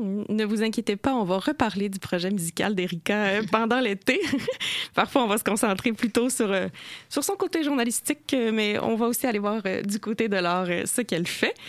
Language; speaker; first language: French; native; French